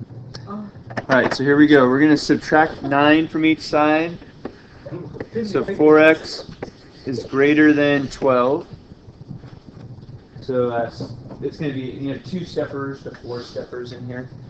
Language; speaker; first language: English; native; English